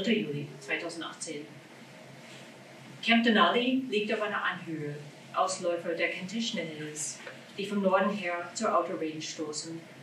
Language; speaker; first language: German; non-native, fluent; English